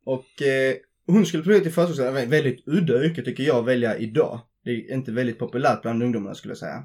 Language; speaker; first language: Swedish; early bilingual, other home language; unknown